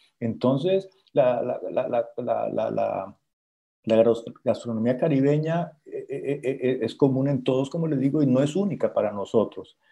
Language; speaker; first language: Spanish; native; Spanish